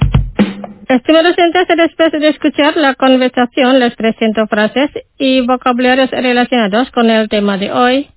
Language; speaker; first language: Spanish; non-native, fluent; Indonesian